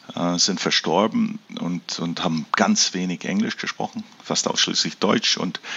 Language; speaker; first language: German; early bilingual, heritage; German